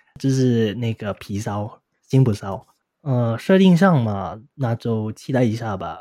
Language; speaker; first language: Chinese; non-native, local second language; Cantonese